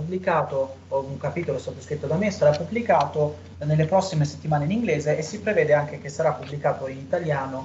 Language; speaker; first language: Italian; native; Italian